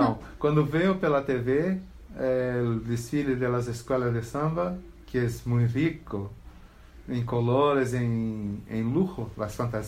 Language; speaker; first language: Spanish; non-native, learner; Portuguese